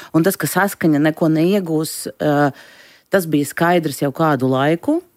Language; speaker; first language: Latvian; non-native, local second language; Russian